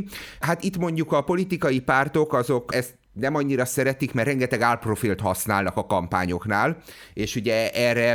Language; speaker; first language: Hungarian; native; Hungarian